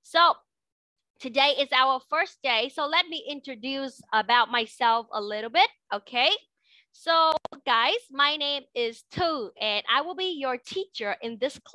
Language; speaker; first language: English; non-native, fluent; Vietnamese